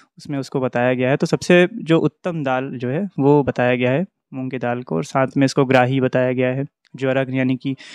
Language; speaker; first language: Hindi; native; Hindi